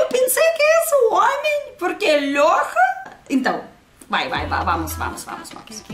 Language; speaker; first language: Portuguese; non-native, learner; Russian